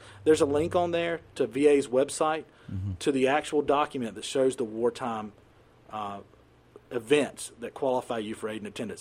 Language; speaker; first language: English; native; English